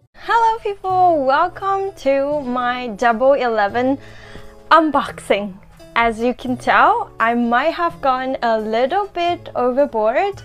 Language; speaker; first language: English; non-native, fluent; Chinese